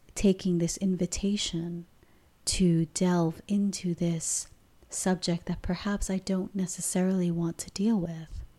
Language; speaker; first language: English; non-native, fluent; Spanish